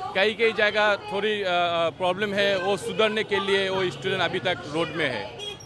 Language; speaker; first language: Hindi; non-native, fluent; Bangla